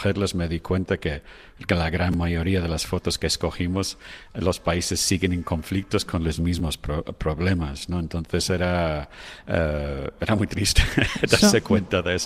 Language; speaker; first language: Spanish; non-native, fluent; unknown